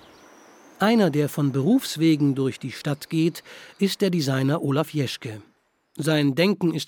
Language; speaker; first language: German; native; German